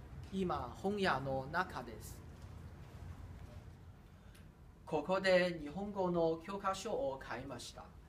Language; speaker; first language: Japanese; non-native, learner; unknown